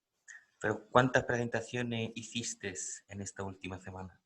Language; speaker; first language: Spanish; native; Spanish